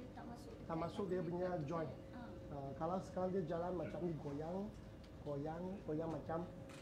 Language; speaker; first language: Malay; non-native, local second language; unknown